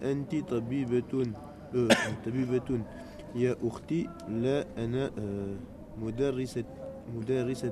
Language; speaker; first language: Arabic; non-native, learner; French